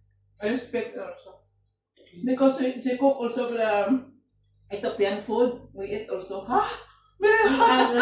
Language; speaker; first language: English; non-native, learner; Filipino